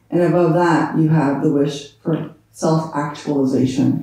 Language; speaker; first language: English; native; English